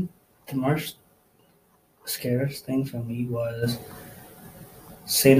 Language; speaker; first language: English; non-native, local second language; Nepali